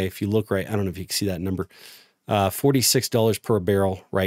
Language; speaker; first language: English; native; English